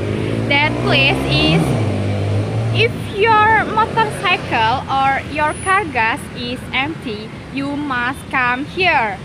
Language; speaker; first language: English; non-native, learner; Indonesian